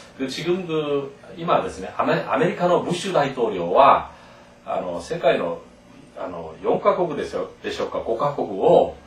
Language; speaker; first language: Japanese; non-native, fluent; Korean